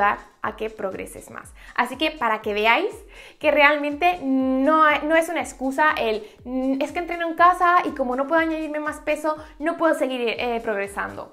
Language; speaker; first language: Spanish; native; Spanish